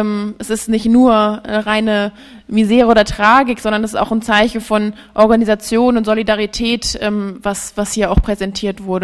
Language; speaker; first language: German; native; German